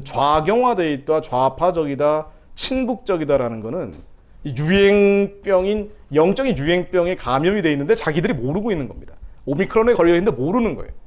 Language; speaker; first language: Korean; native; Korean